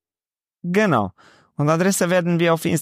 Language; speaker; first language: German; non-native, learner; Romanian